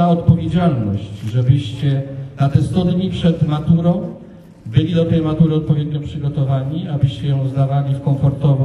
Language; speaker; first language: Polish; native; Polish